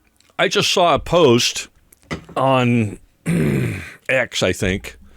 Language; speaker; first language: English; native; English